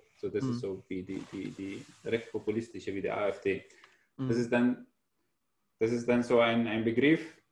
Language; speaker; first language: German; non-native, fluent; Arabic